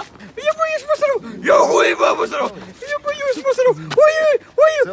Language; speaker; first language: Russian; native; Russian